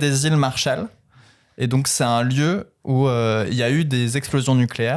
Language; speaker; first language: French; native; French